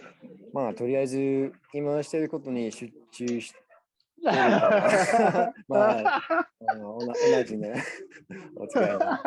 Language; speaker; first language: Japanese; non-native, learner; English